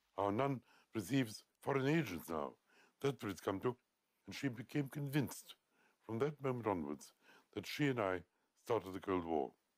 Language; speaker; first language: English; early bilingual, other home language; Russian